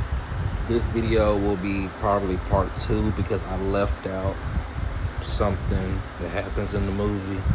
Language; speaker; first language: English; native; English